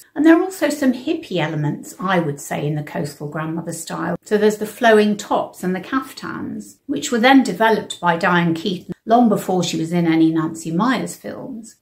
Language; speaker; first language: English; native; English